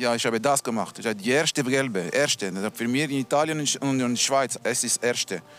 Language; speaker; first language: German; non-native, local second language; Italian